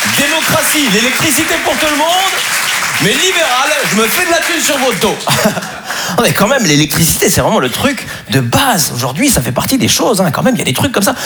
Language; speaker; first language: French; native; French